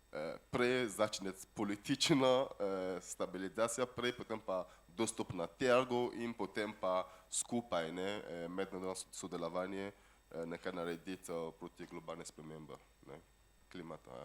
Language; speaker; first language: Slovenian; non-native, fluent; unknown